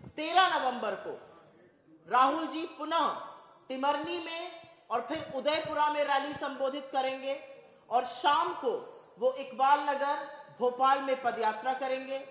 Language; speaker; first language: Hindi; native; Hindi